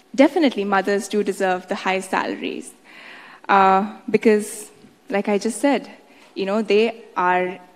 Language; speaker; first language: English; non-native, local second language; Hindi